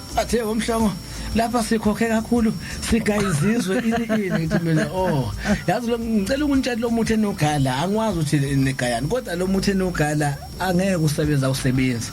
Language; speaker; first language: Zulu; native; Zulu